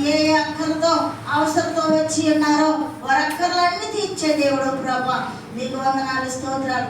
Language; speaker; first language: Telugu; native; Telugu